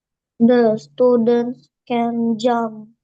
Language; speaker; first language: English; non-native, learner; Indonesian